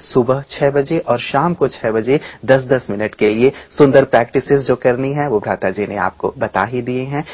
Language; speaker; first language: Hindi; native; Hindi